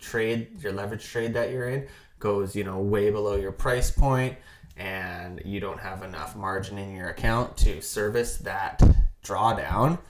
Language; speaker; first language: English; native; English